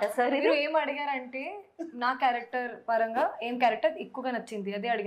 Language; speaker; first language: Telugu; non-native, fluent; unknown